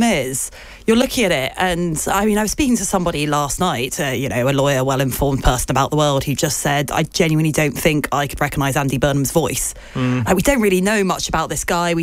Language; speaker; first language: English; native; English